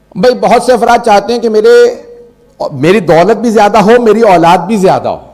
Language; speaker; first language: Urdu; native; Urdu